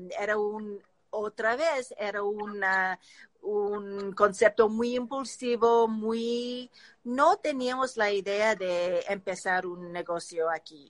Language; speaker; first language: Spanish; non-native, learner; English